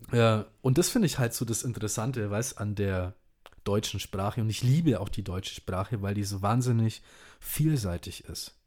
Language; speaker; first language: German; early bilingual, other home language; Indonesian